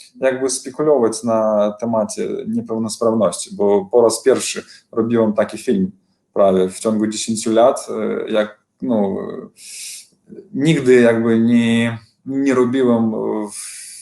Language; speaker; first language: Polish; non-native, learner; Belarusian